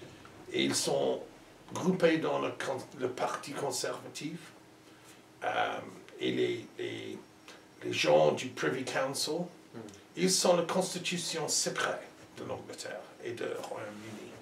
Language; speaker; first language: French; non-native, learner; English